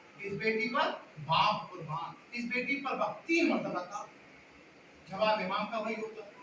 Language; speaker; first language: Urdu; native; Urdu